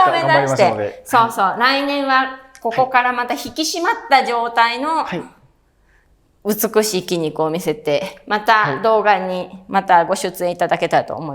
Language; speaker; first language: Japanese; native; Japanese